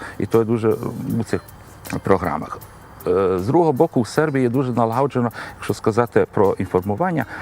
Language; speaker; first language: Ukrainian; early bilingual, heritage; Ukrainian